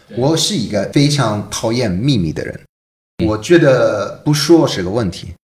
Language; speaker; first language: Chinese; non-native, fluent; English